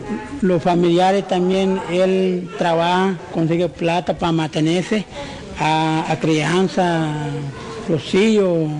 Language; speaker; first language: Spanish; non-native, local second language; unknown